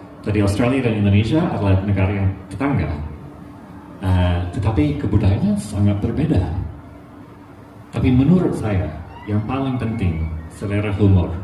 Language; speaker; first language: Indonesian; non-native, fluent; English